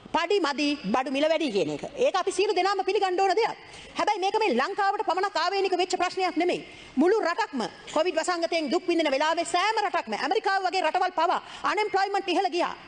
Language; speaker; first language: Sinhala; native; Sinhala